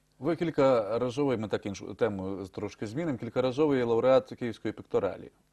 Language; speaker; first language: Ukrainian; native; Ukrainian